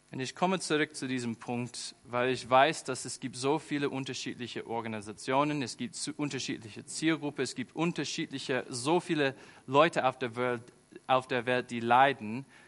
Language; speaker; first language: German; non-native, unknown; English